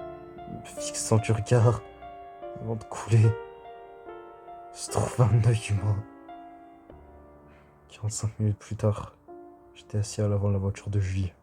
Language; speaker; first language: French; native; French